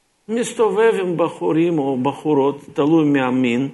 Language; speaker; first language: Hebrew; non-native, fluent; Russian